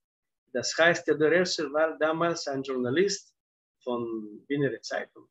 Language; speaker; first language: German; non-native, fluent; Russian